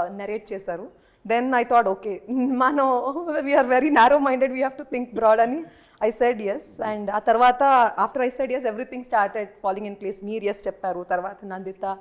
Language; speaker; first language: Telugu; non-native, fluent; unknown